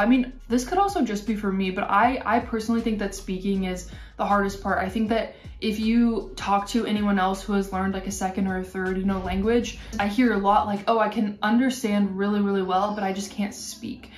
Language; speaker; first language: English; native; English